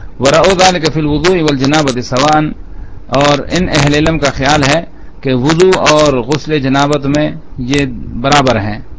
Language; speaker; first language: Urdu; non-native, local second language; Pashto